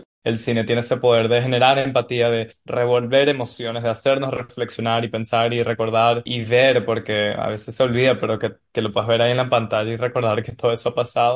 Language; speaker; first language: Spanish; native; Spanish